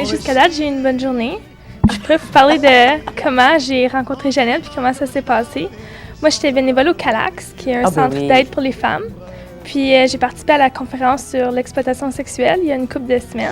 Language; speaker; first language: French; native; French